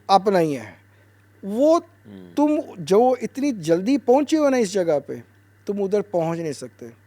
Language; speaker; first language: Urdu; native; Urdu